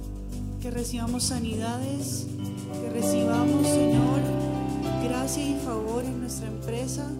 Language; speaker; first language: Spanish; native; Spanish